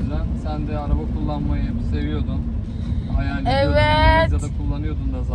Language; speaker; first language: Turkish; native; Turkish